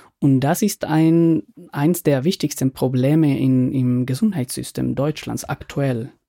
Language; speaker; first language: German; non-native, fluent; Spanish